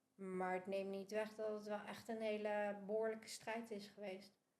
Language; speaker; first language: Dutch; early bilingual, other home language; Spanish